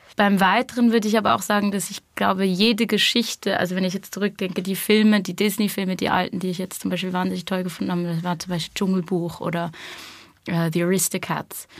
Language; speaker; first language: German; non-native, fluent; English